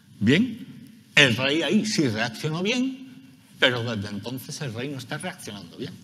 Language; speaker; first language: Spanish; native; Spanish